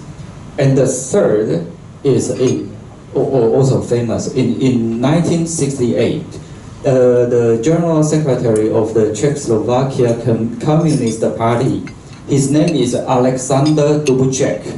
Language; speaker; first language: English; non-native, local second language; Chinese